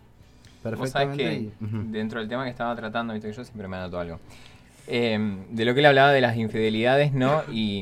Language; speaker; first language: Spanish; native; Spanish